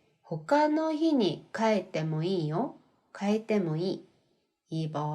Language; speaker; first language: Japanese; non-native, fluent; Korean